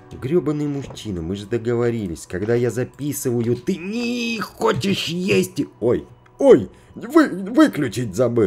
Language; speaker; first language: Russian; native; Russian